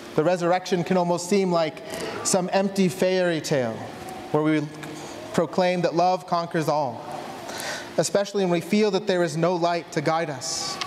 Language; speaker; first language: English; native; English